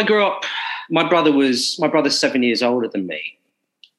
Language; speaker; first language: English; native; English